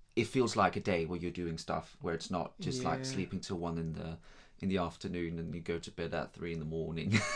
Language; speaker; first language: English; non-native, fluent; Danish